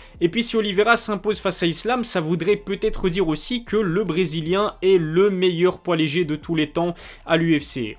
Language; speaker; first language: French; native; French